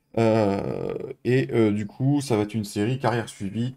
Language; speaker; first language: French; native; French